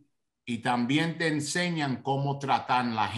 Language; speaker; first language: Spanish; early bilingual, heritage; Spanish